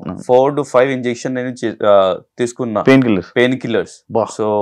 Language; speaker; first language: Telugu; non-native, local second language; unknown